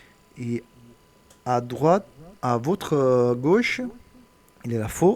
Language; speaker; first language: French; non-native, learner; Italian